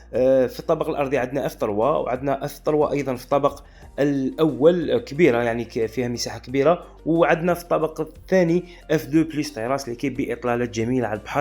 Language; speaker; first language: Arabic; native; Arabic